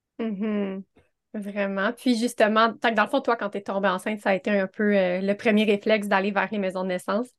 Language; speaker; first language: French; native; French